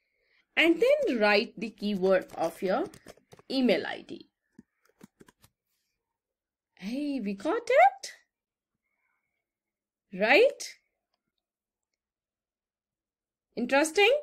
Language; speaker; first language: English; non-native, local second language; Hindi